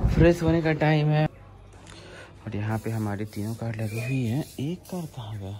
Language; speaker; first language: Hindi; native; Hindi